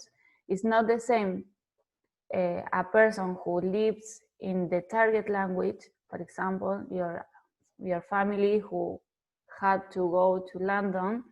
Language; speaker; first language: English; non-native, fluent; Spanish